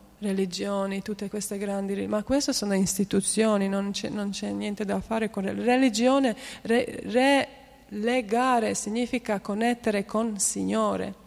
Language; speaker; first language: Italian; non-native, fluent; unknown